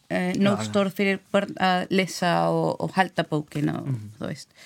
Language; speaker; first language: Icelandic; non-native, learner; Spanish